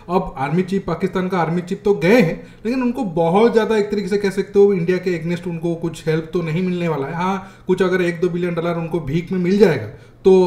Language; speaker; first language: Hindi; native; Hindi